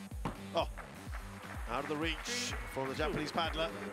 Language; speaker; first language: English; native; English